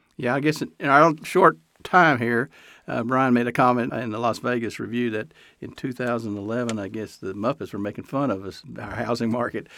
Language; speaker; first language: English; native; English